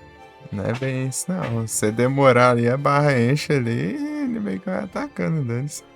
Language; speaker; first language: Portuguese; native; Portuguese